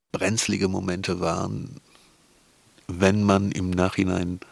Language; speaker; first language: German; native; German